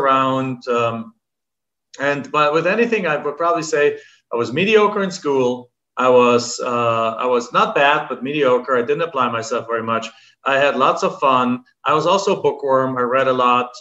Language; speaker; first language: English; non-native, fluent; German